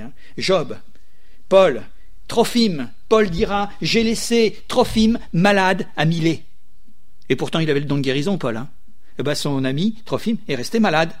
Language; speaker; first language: French; native; French